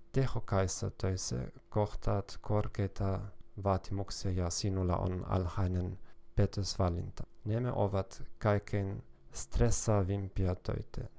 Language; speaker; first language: Finnish; non-native, learner; German